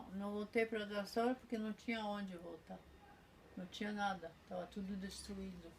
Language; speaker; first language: Portuguese; non-native, fluent; Polish